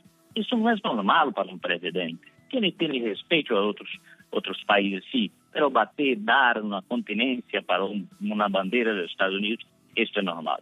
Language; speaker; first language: Spanish; non-native, fluent; Portuguese